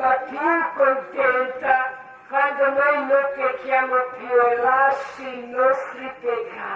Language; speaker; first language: Italian; non-native, learner; Croatian